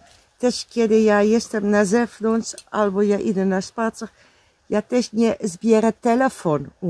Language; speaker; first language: Polish; non-native, learner; Dutch